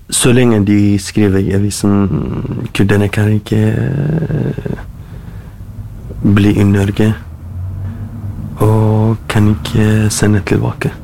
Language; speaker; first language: Norwegian; non-native, learner; Kurdish